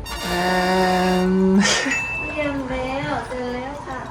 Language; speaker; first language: Thai; non-native, learner; Korean